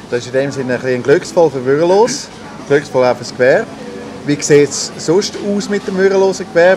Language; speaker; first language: German; native; German